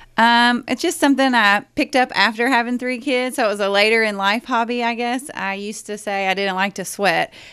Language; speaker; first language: English; native; English